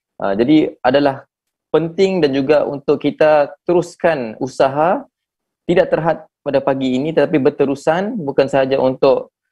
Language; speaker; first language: Malay; native; Malay